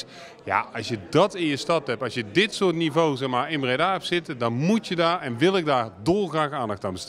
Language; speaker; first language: Dutch; native; Dutch